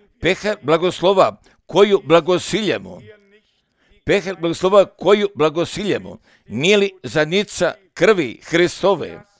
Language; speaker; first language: Croatian; early bilingual, heritage; Croatian